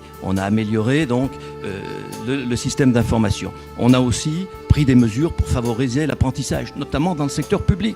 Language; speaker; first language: French; native; French